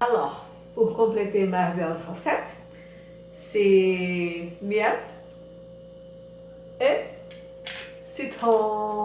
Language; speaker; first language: French; non-native, learner; Portuguese